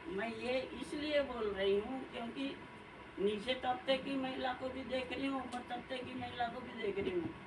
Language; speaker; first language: Hindi; non-native, local second language; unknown